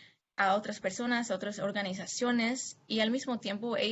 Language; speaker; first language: Spanish; non-native, fluent; English